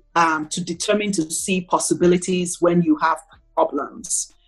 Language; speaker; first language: English; non-native, local second language; Igbo